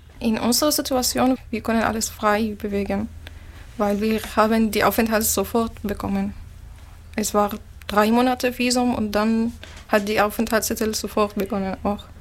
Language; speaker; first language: German; non-native, learner; Arabic